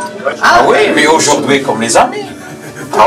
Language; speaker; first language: French; non-native, learner; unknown